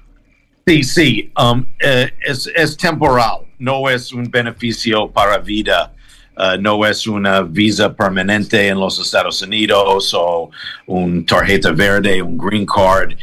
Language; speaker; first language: Spanish; non-native, learner; English